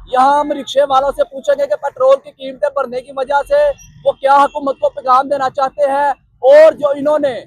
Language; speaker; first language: Urdu; non-native, local second language; Punjabi